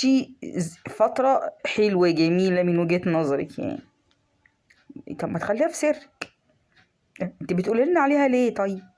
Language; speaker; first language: Arabic; native; Arabic